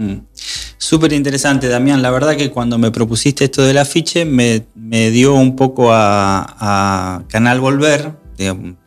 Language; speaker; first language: Spanish; native; Spanish